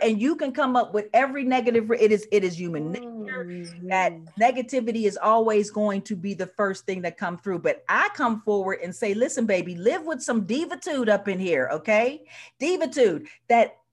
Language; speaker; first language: English; native; English